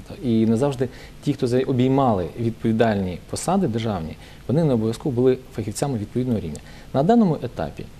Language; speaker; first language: Ukrainian; native; Ukrainian